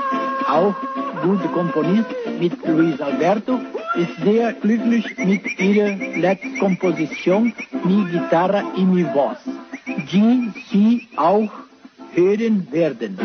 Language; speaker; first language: German; non-native, learner; Spanish